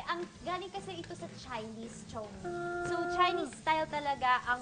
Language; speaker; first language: Filipino; early bilingual, other home language; Japanese